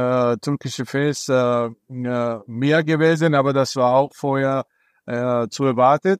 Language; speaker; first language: German; non-native, fluent; Georgian